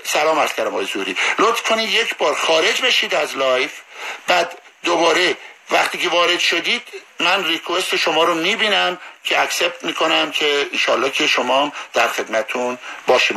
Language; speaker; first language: Persian; native; Persian